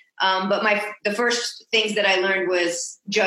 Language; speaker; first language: English; non-native, local second language; Urdu